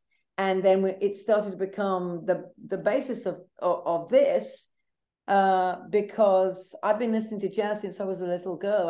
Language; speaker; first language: English; native; English